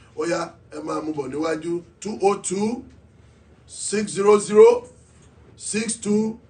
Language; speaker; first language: English; non-native, local second language; Yoruba